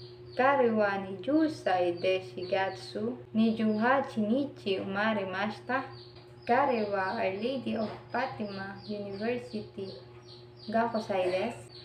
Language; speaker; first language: Japanese; non-native, learner; Filipino